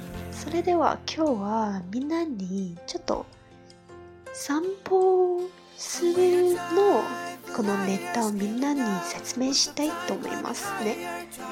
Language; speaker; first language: Japanese; non-native, fluent; Chinese